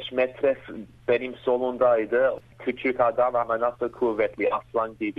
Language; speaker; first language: Turkish; early bilingual, heritage; Turkish